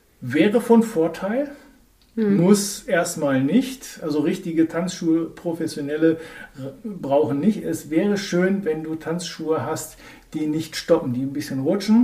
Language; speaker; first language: German; native; German